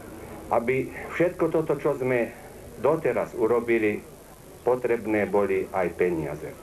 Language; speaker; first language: Slovak; native; Slovak